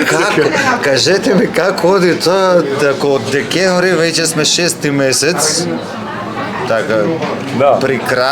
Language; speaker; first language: Macedonian; native; Macedonian